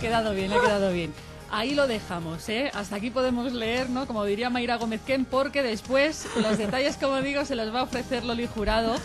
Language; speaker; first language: Spanish; native; Spanish